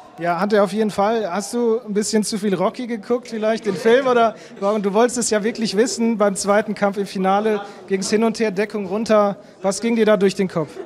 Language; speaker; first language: German; native; German